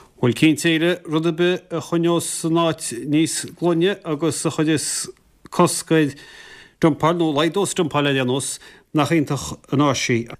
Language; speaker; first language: Irish; native; Irish